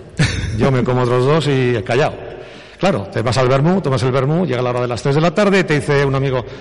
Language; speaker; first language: Spanish; native; Spanish